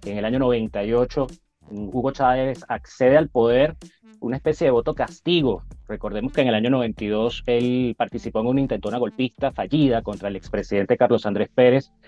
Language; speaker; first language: Spanish; native; Spanish